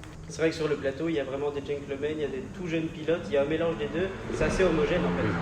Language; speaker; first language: French; native; French